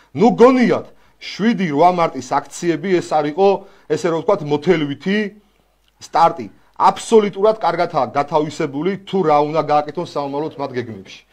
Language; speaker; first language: Georgian; native; Georgian